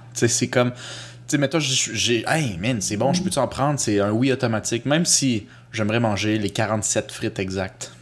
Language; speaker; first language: French; early bilingual, other home language; Spanish